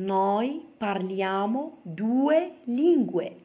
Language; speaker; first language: Italian; non-native, fluent; Arabic